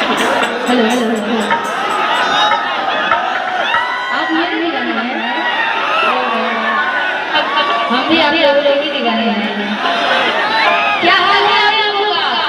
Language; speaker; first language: Hindi; non-native, local second language; Bhojpuri